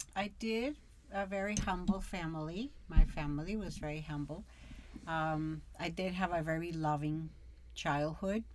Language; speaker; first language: English; early bilingual, other home language; Spanish